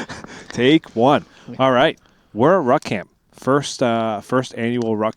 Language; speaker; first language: English; native; English